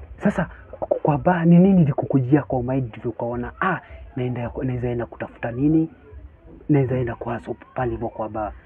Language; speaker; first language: Swahili; native; Swahili